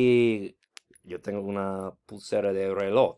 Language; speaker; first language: Spanish; non-native, fluent; English